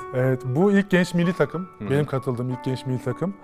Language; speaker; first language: Turkish; native; Turkish